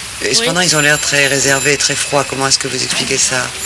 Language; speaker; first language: French; native; French